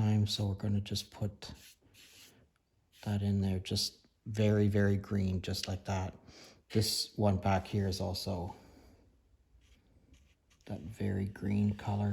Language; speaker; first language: English; native; English